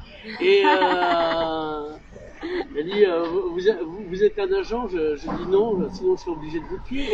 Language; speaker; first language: French; native; French